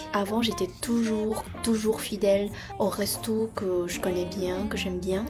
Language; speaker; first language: French; non-native, fluent; Vietnamese